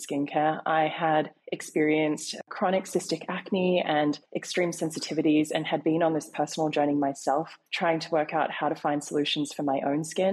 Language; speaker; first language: English; native; English